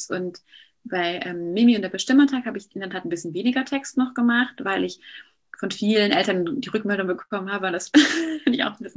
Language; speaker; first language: German; native; German